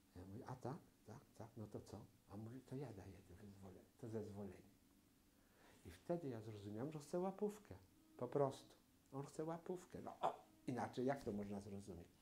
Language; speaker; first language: Polish; native; Polish